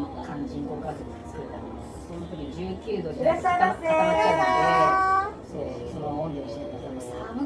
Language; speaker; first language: Japanese; native; Japanese